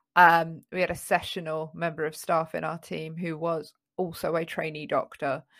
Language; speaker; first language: English; native; English